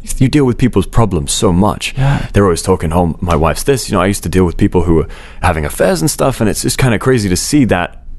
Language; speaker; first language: English; native; English